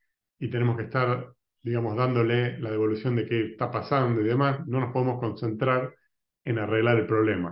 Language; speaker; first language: Spanish; native; Spanish